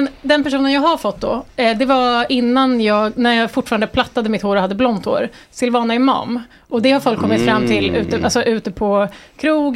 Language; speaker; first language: Swedish; native; Swedish